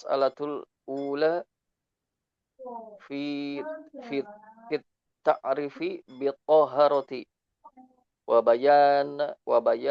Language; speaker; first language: Arabic; non-native, learner; Indonesian